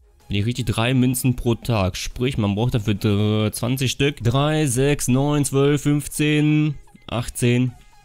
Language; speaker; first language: German; native; German